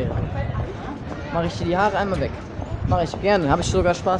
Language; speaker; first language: German; native; German